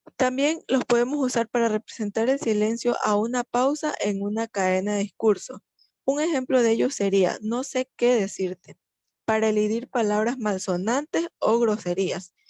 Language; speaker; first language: Spanish; native; Spanish